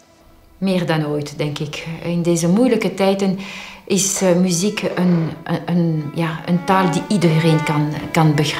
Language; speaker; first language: Dutch; non-native, local second language; French